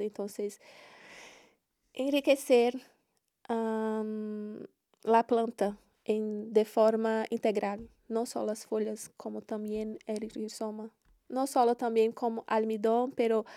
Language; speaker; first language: Spanish; non-native, learner; Portuguese